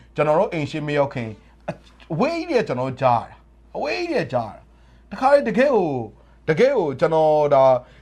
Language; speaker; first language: Burmese; native; Burmese